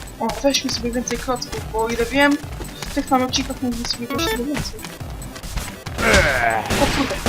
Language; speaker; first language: Polish; native; Polish